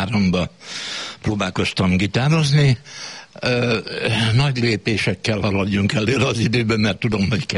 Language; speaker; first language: Hungarian; native; Hungarian